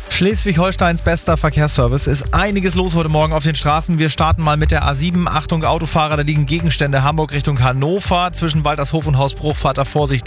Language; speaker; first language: German; native; German